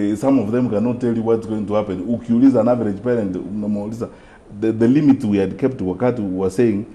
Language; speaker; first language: English; non-native, local second language; Gusii